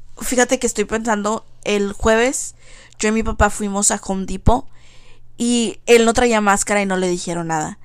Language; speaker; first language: Spanish; early bilingual, heritage; Spanish